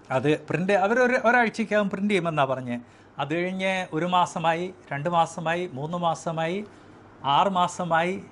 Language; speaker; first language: Malayalam; non-native, local second language; Hindi